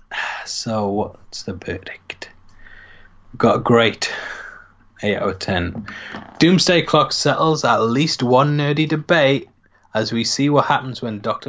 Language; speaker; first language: English; native; English